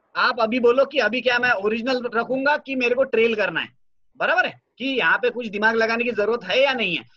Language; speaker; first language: Hindi; non-native, local second language; Marathi